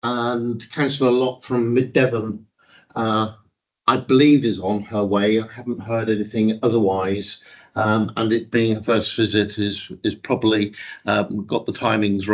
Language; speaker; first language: English; native; English